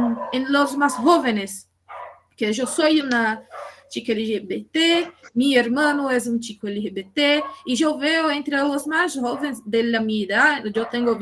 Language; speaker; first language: Spanish; non-native, learner; Portuguese